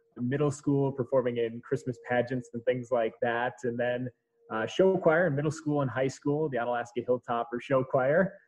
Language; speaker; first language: English; native; English